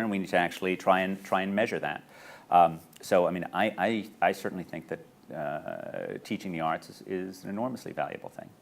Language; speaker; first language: English; native; English